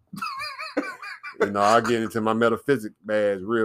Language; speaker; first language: English; native; English